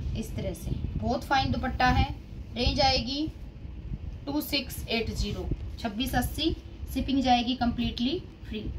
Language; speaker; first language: Hindi; native; Hindi